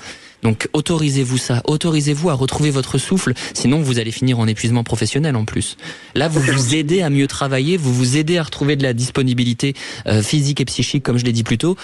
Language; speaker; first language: French; native; French